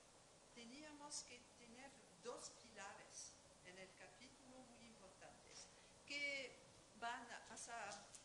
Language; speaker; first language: Spanish; non-native, fluent; French